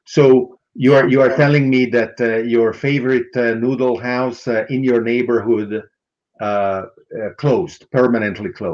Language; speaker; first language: English; non-native, fluent; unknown